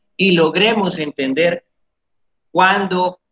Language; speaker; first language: Spanish; native; Spanish